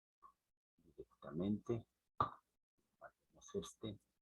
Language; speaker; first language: Spanish; native; Spanish